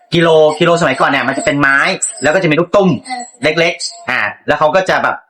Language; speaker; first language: Thai; native; Thai